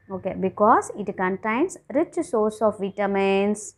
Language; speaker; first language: English; non-native, local second language; Tamil